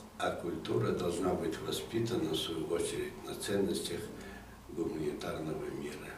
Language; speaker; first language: Russian; native; Russian